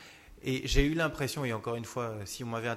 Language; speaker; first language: French; native; French